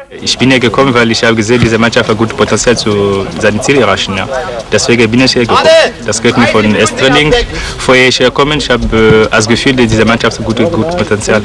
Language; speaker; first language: German; non-native, learner; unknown